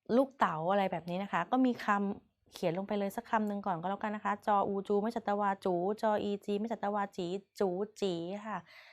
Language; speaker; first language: Thai; native; Thai